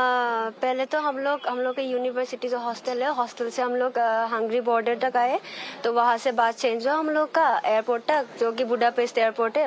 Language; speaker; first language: Hindi; non-native, local second language; Assamese